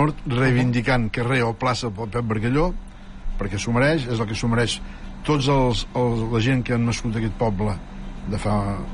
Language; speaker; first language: Catalan; native; Catalan